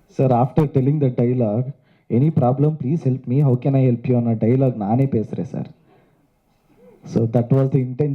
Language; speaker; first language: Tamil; non-native, learner; Kannada